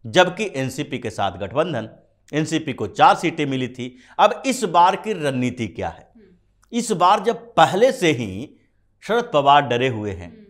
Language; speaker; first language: Hindi; native; Hindi